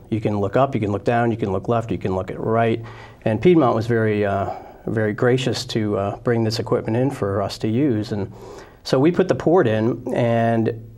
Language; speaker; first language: English; native; English